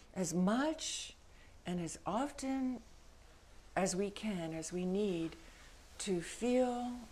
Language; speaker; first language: English; native; English